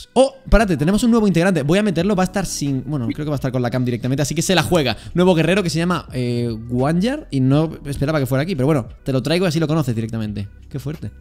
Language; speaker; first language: Spanish; native; Spanish